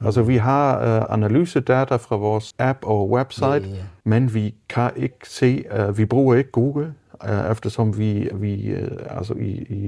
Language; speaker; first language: Danish; non-native, fluent; German